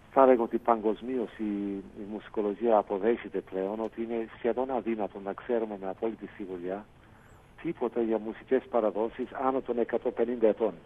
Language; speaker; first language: Greek; non-native, fluent; English